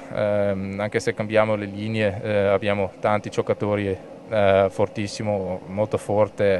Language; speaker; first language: Italian; non-native, local second language; German